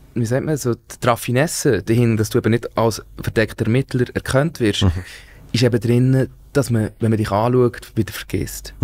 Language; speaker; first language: German; native; German